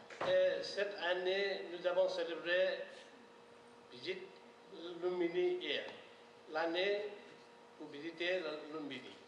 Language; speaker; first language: French; non-native, learner; Nepali